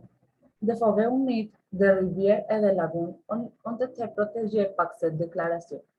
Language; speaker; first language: French; non-native, learner; Spanish